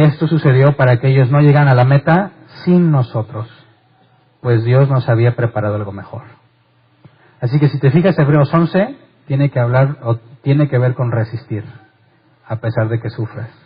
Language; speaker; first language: Spanish; native; Spanish